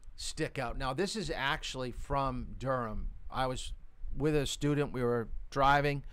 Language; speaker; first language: English; native; English